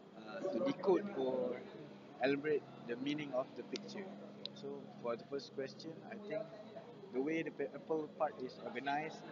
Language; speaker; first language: English; non-native, learner; Malay